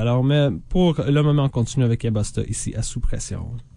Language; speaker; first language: French; native; French